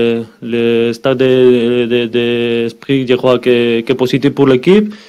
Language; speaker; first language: French; non-native, learner; Spanish